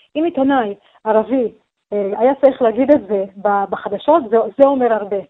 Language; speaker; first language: Hebrew; non-native, local second language; Arabic